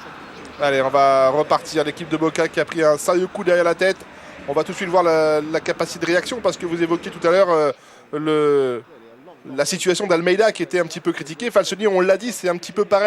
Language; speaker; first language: French; native; French